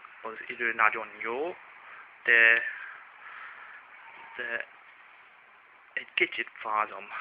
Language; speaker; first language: Hungarian; non-native, learner; Czech